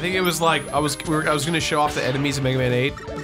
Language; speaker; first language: English; native; English